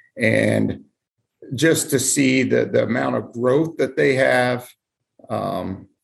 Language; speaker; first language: English; native; English